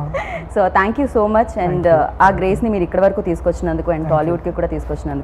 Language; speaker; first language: Telugu; native; Telugu